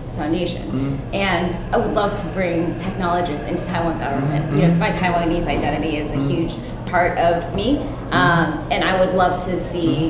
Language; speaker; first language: English; native; English